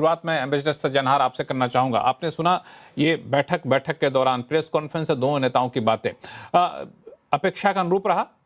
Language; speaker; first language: Hindi; native; Hindi